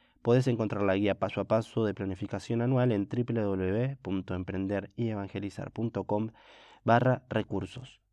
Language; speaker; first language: Spanish; native; Spanish